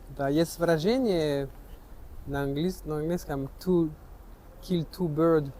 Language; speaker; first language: Russian; non-native, learner; French